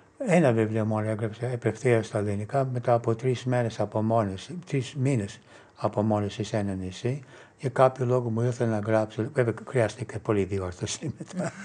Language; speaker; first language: Greek; non-native, fluent; English